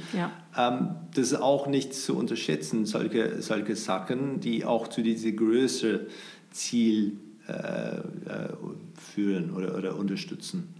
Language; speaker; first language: German; non-native, fluent; English